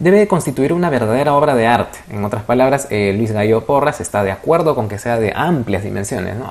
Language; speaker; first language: Spanish; native; Spanish